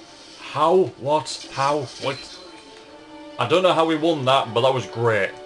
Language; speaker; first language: English; native; English